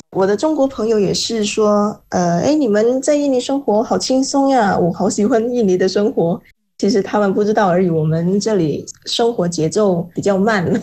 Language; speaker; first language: Chinese; non-native, fluent; Indonesian